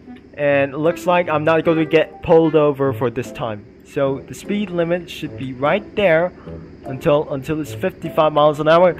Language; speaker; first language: English; non-native, learner; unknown